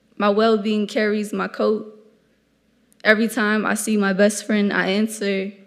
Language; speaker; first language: English; native; English